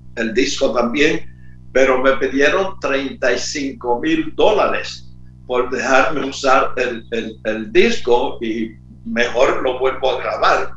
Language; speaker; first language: Spanish; native; Spanish